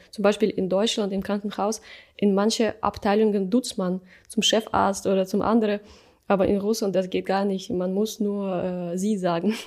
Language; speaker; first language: German; non-native, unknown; Russian